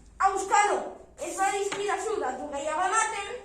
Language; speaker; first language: Basque; non-native, learner; Spanish